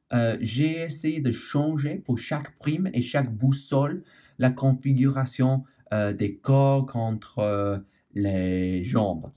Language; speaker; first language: French; non-native, learner; English